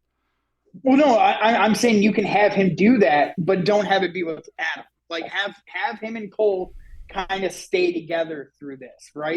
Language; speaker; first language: English; native; English